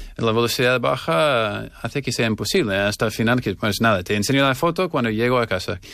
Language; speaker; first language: Spanish; non-native, fluent; English